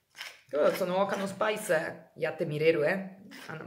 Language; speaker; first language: Japanese; non-native, learner; Italian